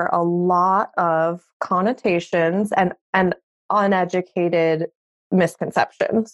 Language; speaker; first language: English; native; English